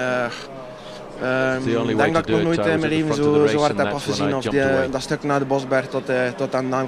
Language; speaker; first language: Dutch; native; Dutch